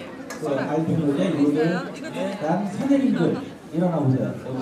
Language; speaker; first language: Korean; native; Korean